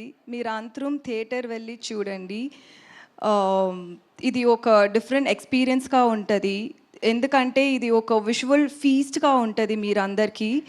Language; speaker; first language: Telugu; non-native, learner; Tamil